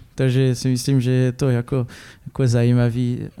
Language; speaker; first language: Czech; non-native, fluent; French